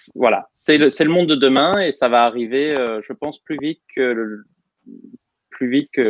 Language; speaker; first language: French; native; French